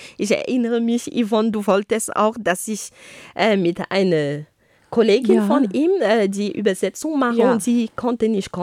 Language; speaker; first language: German; non-native, fluent; Ghomala